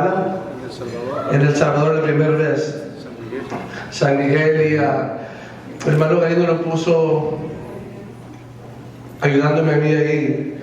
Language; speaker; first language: Spanish; non-native, fluent; English